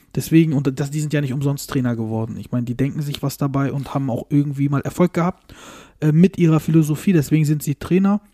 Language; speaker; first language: German; early bilingual, other home language; Turkish